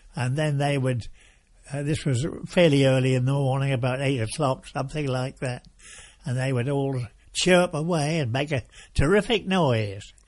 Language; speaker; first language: English; native; English